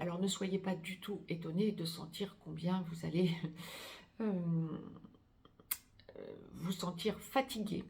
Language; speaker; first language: French; native; French